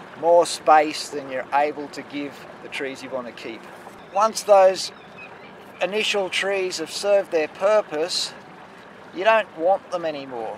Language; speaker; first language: English; native; English